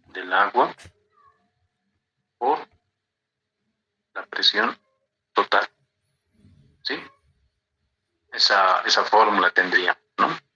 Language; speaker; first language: Spanish; native; Spanish